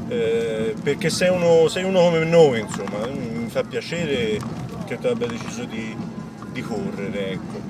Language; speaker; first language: Italian; native; Italian